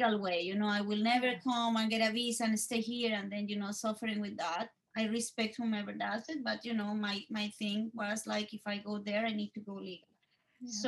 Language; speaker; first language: English; non-native, fluent; Spanish